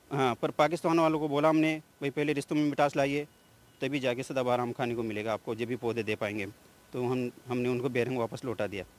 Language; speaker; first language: Hindi; native; Hindi